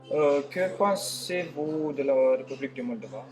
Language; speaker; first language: French; non-native, learner; Romanian